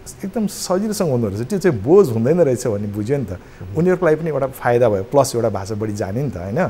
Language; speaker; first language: Nepali; non-native, local second language; Newari